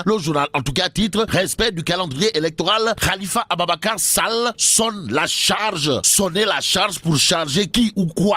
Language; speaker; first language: French; non-native, local second language; Wolof